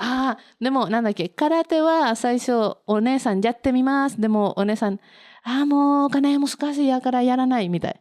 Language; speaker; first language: Japanese; non-native, learner; Spanish